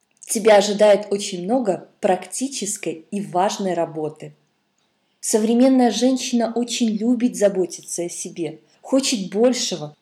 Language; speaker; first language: Russian; native; Russian